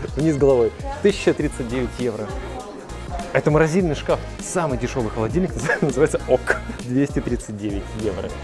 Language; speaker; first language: Russian; native; Russian